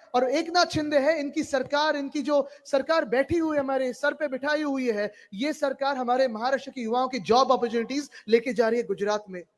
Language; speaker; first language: Hindi; non-native, local second language; Marathi